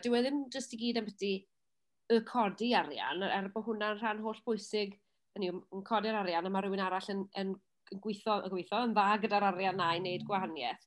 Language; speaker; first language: Welsh; native; Welsh